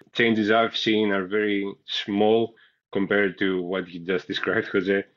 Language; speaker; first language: English; non-native, fluent; Greek